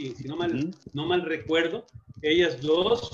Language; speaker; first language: Spanish; native; Spanish